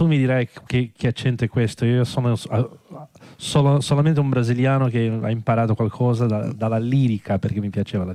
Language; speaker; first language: Italian; non-native, fluent; Portuguese